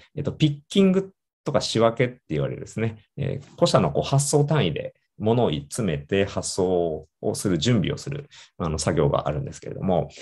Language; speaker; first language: Japanese; native; Japanese